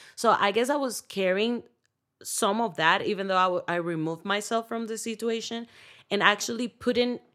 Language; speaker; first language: English; non-native, fluent; Spanish